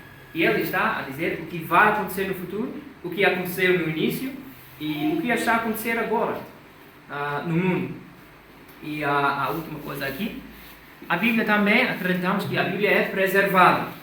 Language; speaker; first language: Portuguese; non-native, fluent; English